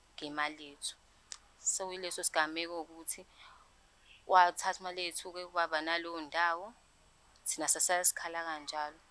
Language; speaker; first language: Zulu; native; Zulu